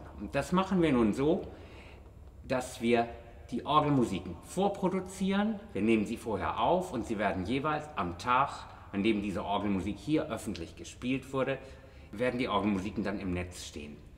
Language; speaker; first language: German; native; German